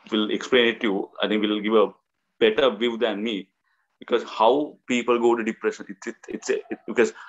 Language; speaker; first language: English; non-native, local second language; Sinhala